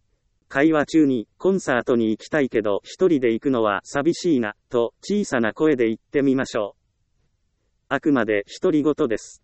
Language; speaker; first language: Japanese; native; Japanese